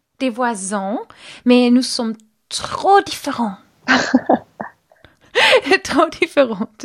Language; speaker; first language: French; non-native, learner; German